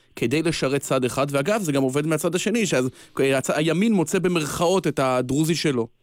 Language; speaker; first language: Hebrew; native; Hebrew